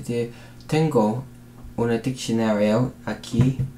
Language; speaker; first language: Spanish; non-native, learner; English